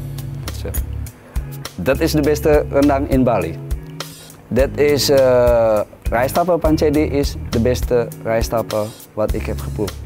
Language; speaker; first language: Dutch; non-native, learner; Indonesian